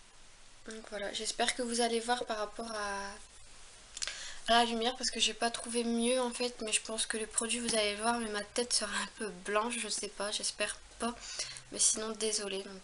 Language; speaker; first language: French; native; French